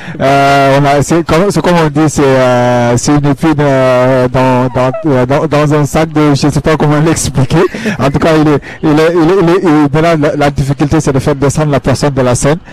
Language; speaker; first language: French; non-native, local second language; Fula